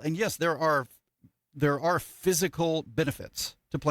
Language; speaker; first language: English; native; English